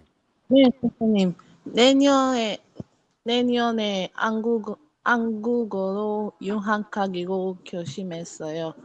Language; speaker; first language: Korean; non-native, learner; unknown